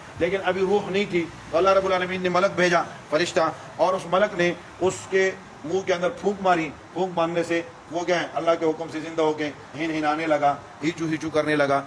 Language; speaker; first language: Urdu; non-native, local second language; Pashto